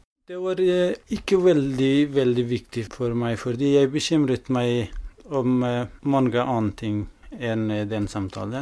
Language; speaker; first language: Norwegian; non-native, fluent; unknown